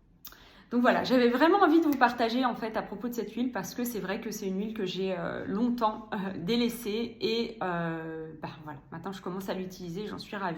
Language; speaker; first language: French; native; French